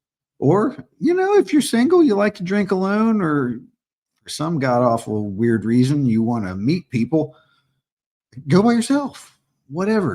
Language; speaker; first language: English; native; English